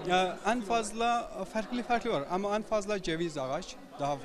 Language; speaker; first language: Turkish; non-native, learner; Persian